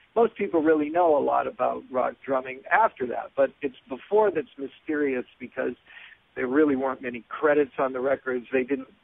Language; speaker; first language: English; native; English